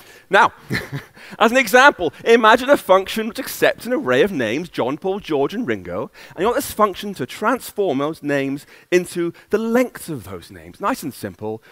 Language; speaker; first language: English; native; English